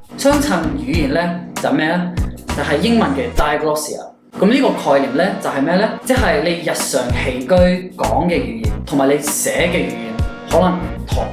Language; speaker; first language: Cantonese; non-native, fluent; English